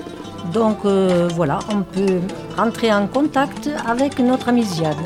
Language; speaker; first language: French; native; French